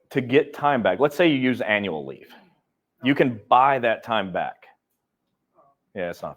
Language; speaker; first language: English; native; English